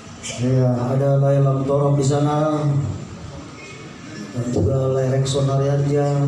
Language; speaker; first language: Indonesian; native; Indonesian